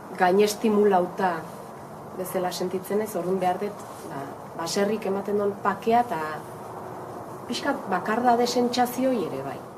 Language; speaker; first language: Basque; native; Basque